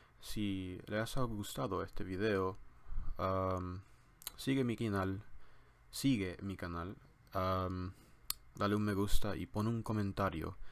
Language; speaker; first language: Spanish; non-native, learner; English